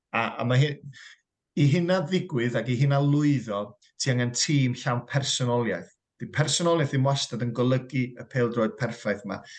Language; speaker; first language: Welsh; native; Welsh